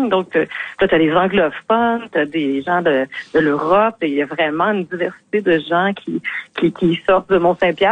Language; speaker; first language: French; native; French